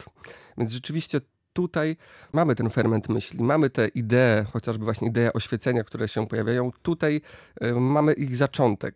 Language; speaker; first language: Polish; native; Polish